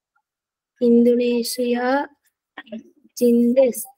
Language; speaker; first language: Japanese; non-native, learner; Sinhala